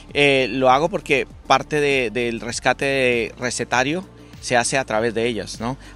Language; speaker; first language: Spanish; native; Spanish